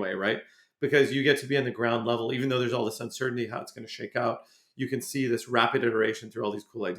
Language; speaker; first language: English; native; English